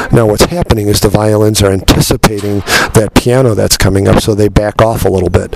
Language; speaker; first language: English; native; English